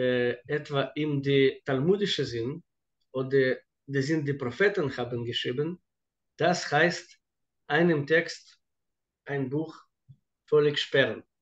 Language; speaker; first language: German; non-native, fluent; Russian